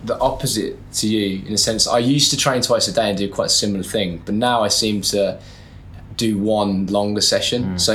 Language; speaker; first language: English; native; English